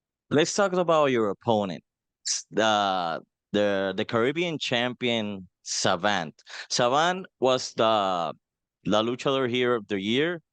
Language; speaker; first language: English; non-native, fluent; Spanish